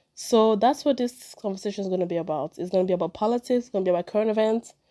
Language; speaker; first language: English; early bilingual, other home language; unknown